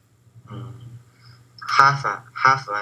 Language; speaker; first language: English; non-native, learner; Chinese